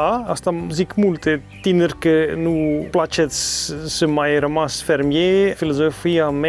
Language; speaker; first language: Romanian; non-native, learner; Dutch